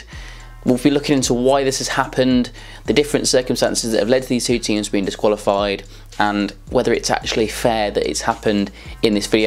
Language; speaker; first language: English; native; English